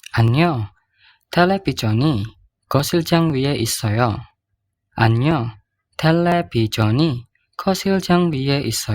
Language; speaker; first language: Korean; non-native, fluent; Indonesian